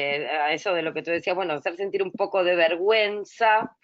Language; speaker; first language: Spanish; native; Spanish